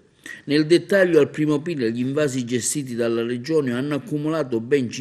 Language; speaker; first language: Italian; native; Italian